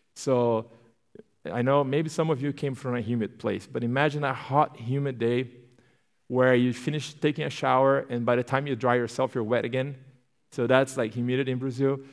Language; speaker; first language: English; non-native, fluent; Portuguese